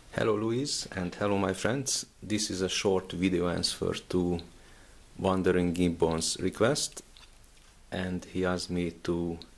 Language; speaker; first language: English; non-native, fluent; Hungarian